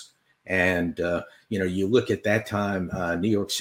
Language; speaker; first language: English; native; English